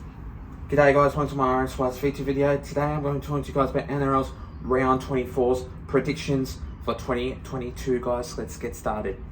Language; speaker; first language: English; native; English